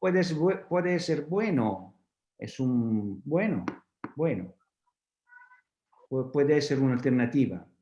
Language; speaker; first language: Spanish; non-native, learner; Italian